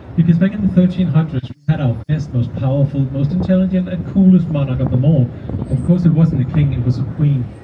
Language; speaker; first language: English; non-native, fluent; Danish